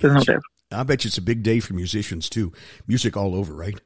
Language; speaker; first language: English; native; English